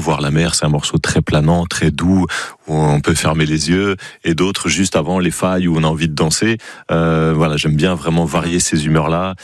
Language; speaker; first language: French; native; French